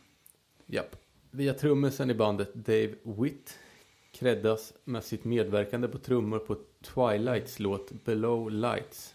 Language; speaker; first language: Swedish; native; Swedish